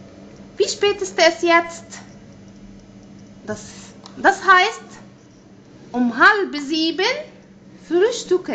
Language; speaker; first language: German; non-native, fluent; Arabic